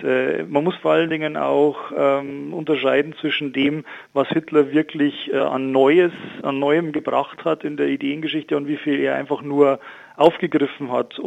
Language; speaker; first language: German; native; German